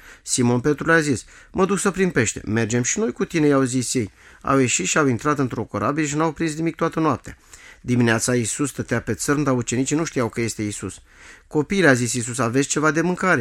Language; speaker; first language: Romanian; native; Romanian